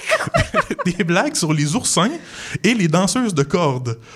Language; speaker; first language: French; native; French